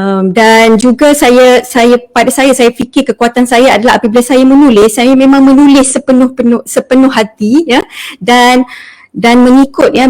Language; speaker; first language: Malay; native; Malay